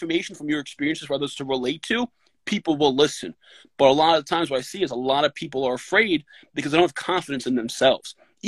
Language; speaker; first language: English; native; English